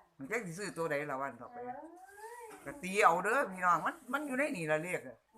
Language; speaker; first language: Thai; native; Thai